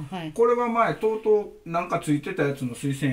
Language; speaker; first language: Japanese; native; Japanese